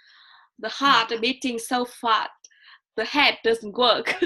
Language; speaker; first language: English; non-native, fluent; Vietnamese